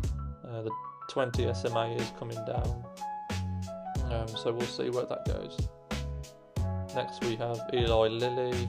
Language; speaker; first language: English; native; English